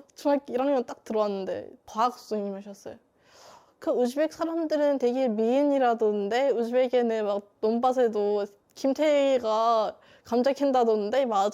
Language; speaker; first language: Korean; early bilingual, other home language; Uzbek